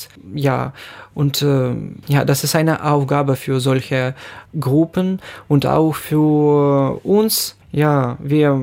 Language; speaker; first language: German; non-native, fluent; Ukrainian